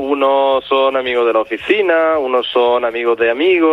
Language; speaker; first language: Spanish; non-native, fluent; Italian